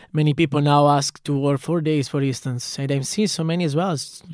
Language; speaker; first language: English; non-native, fluent; Italian